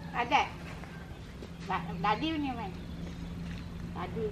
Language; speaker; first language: Indonesian; non-native, local second language; Balinese